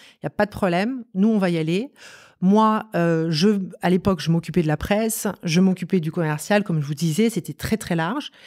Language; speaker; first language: French; native; French